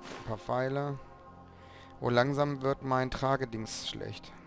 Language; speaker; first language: German; native; German